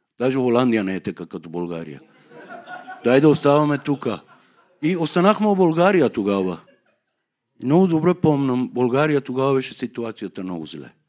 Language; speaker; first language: Bulgarian; non-native, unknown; Persian